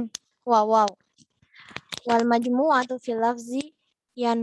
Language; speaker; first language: Arabic; non-native, learner; Indonesian